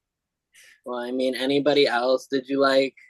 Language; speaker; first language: English; native; English